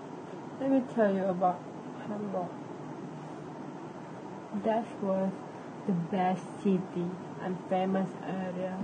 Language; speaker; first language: English; non-native, learner; Malay